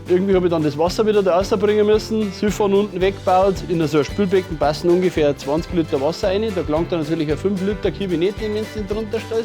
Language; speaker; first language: German; native; German